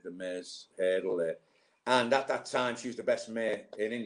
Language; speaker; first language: English; native; English